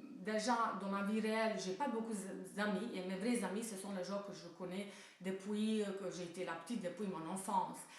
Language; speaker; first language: French; non-native, fluent; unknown